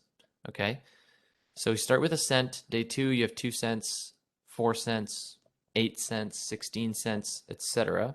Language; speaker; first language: English; native; English